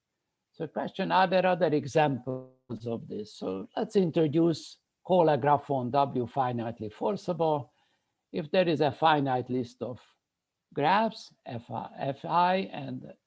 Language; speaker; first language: English; non-native, fluent; Hungarian